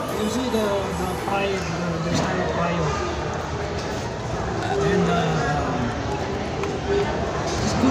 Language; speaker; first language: English; non-native, learner; Nepali